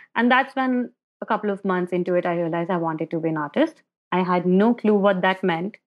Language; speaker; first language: English; non-native, local second language; Hindi